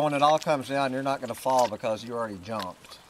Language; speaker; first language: English; native; English